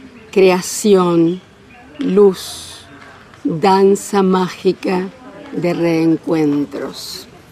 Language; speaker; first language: Spanish; native; Spanish